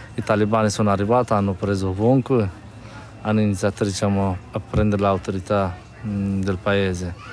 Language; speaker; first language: Italian; non-native, fluent; Persian